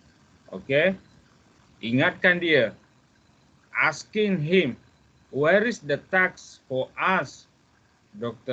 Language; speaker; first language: English; non-native, fluent; Malay